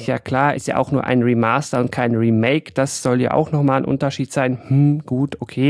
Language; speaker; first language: German; native; German